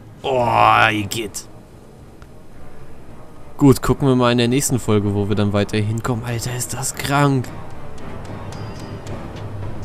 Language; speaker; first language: German; native; German